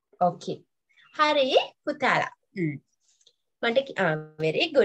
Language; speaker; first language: English; non-native, local second language; Sinhala